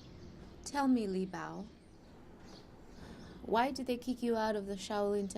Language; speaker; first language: English; native; English